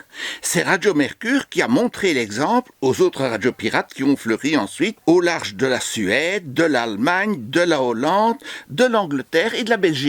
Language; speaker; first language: French; native; French